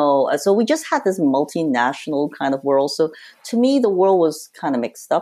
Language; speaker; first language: English; native; English